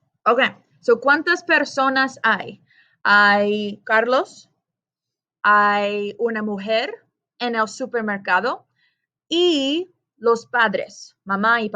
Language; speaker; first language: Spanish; non-native, fluent; English